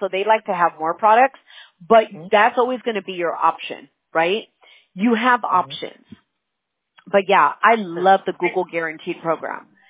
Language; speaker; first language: English; early bilingual, other home language; Spanish